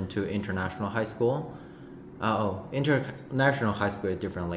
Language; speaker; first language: English; non-native, fluent; Chinese